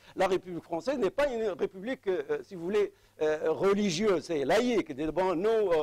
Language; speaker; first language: French; non-native, local second language; Arabic